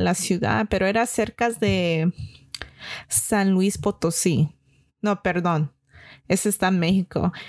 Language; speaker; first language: Spanish; early bilingual, heritage; Spanish